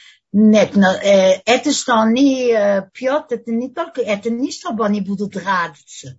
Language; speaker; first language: Russian; non-native, learner; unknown